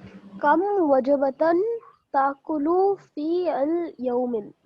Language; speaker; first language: Arabic; non-native, learner; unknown